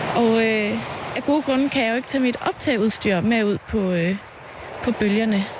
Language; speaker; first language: Danish; non-native, fluent; French